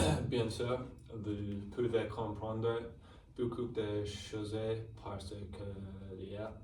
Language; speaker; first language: French; non-native, learner; English